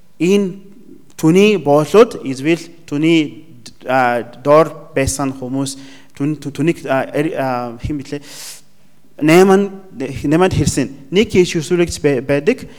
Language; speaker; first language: Mongolian; non-native, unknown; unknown